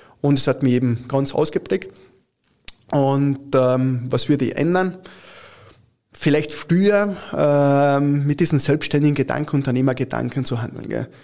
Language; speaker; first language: German; early bilingual, other home language; Italian